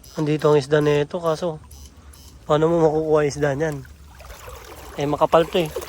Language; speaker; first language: Filipino; non-native, local second language; Iloko